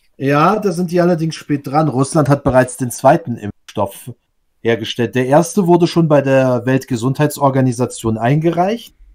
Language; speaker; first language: German; early bilingual, other home language; Russian